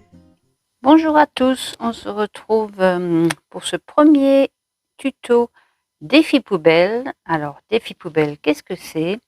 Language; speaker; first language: French; native; French